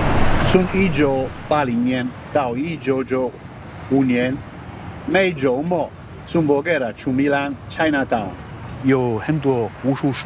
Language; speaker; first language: Chinese; non-native, learner; Italian